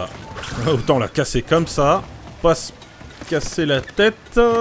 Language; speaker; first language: French; native; French